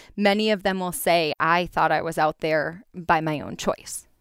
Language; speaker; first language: English; native; English